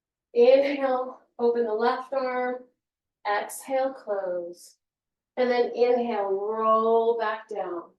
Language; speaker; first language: English; native; English